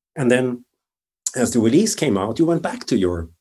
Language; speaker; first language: English; non-native, fluent; Swedish